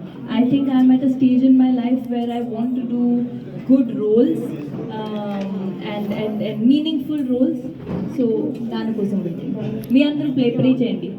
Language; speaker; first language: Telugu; non-native, local second language; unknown